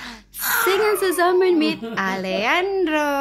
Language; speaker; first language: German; non-native, learner; Indonesian